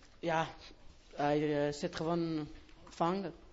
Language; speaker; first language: Dutch; non-native, learner; Persian